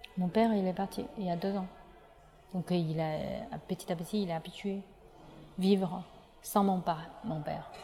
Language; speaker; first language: French; non-native, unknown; Chinese